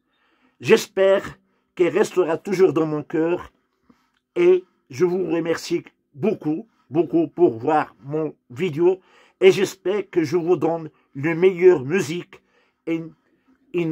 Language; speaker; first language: French; non-native, local second language; Arabic